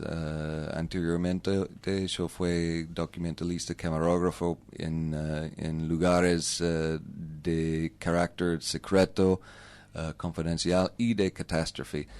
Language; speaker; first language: Spanish; non-native, learner; English